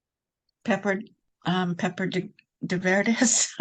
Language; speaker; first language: Spanish; non-native, learner; English